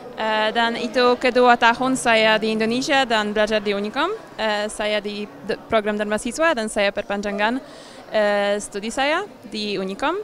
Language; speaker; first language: Indonesian; non-native, learner; Polish